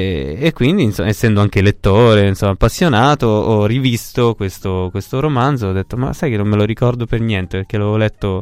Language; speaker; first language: Italian; native; Italian